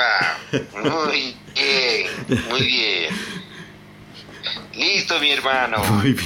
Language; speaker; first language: Spanish; non-native, local second language; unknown